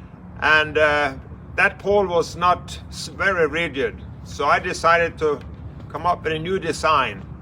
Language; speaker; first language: English; non-native, fluent; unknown